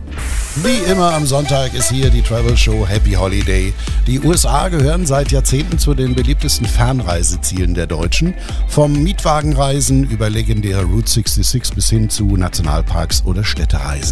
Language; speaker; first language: German; native; German